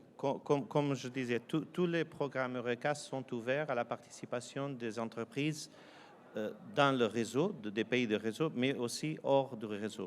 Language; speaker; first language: French; non-native, fluent; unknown